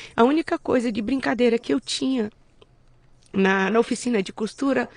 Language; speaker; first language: Portuguese; native; Portuguese